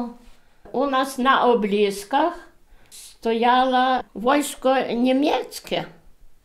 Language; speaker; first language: Polish; early bilingual, heritage; Polish